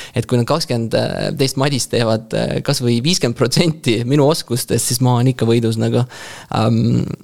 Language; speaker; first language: Estonian; native; Estonian